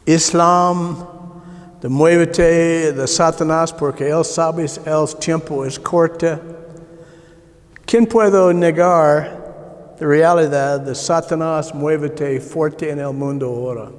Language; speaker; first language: Spanish; non-native, learner; English